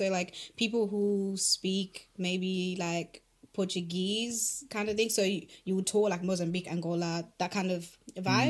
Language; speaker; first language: English; non-native, local second language; Shona